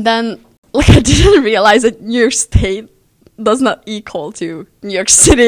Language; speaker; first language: English; non-native, fluent; Hungarian